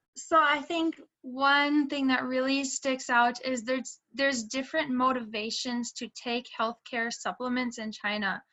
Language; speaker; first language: English; native; English